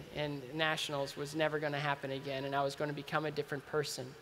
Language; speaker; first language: English; native; English